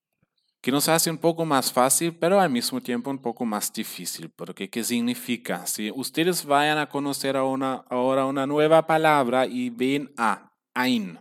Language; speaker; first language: Spanish; non-native, fluent; German